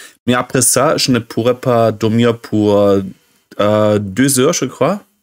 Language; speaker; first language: French; non-native, learner; German